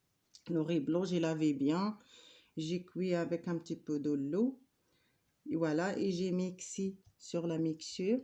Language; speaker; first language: French; non-native, learner; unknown